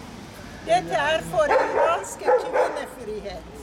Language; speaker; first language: Norwegian; non-native, fluent; Persian